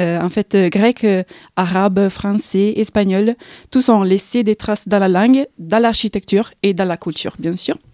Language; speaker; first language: French; non-native, fluent; Italian